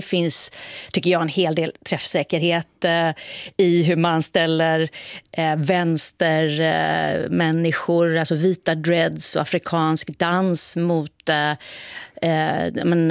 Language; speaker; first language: Swedish; native; Swedish